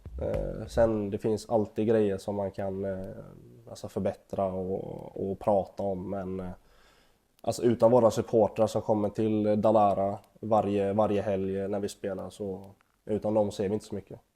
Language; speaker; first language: Swedish; native; Swedish